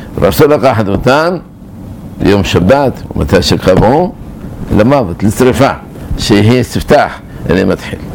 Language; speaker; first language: Hebrew; early bilingual, other home language; Arabic